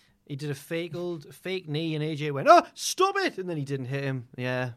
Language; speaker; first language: English; native; English